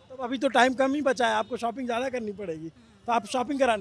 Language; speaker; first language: Hindi; native; Hindi